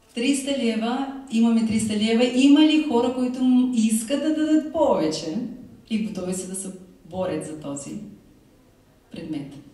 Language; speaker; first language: Bulgarian; early bilingual, heritage; Bulgarian